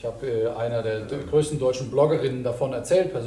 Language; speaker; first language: German; native; German